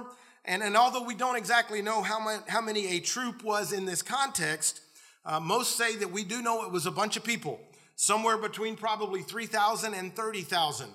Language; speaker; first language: English; native; English